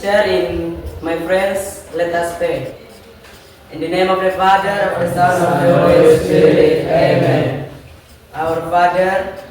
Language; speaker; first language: English; non-native, learner; Indonesian